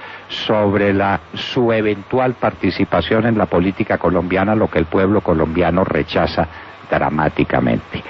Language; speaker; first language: Spanish; native; Spanish